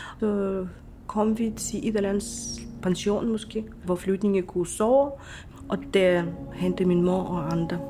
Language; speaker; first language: Danish; non-native, fluent; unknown